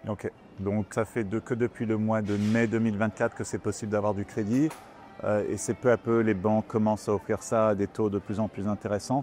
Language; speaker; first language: French; native; French